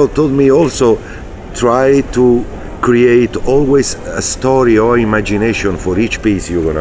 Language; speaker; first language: English; non-native, fluent; Italian